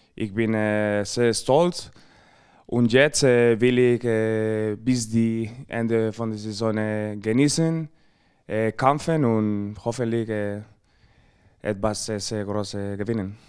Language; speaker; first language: German; non-native, learner; Spanish